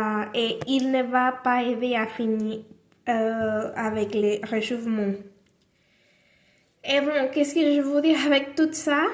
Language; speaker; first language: French; non-native, learner; Spanish